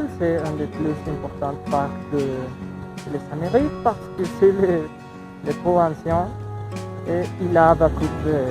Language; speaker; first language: French; non-native, learner; Spanish